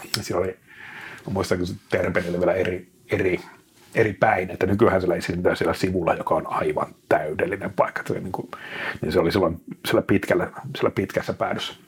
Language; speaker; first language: Finnish; native; Finnish